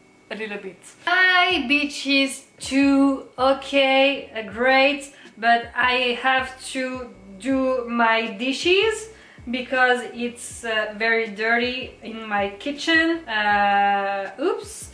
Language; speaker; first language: English; non-native, learner; French